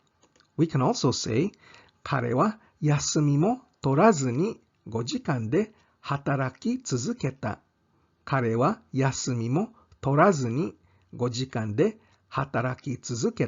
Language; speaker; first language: Japanese; non-native, fluent; English